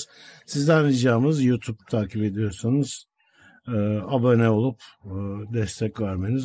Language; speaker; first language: Turkish; native; Turkish